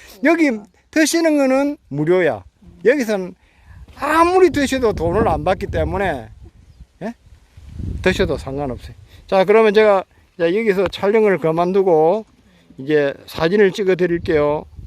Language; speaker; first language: Korean; native; Korean